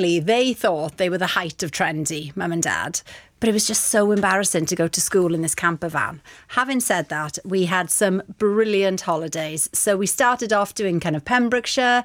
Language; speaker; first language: English; non-native, local second language; Welsh